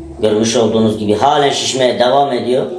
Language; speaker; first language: Turkish; native; Turkish